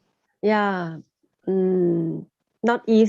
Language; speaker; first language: English; non-native, learner; Thai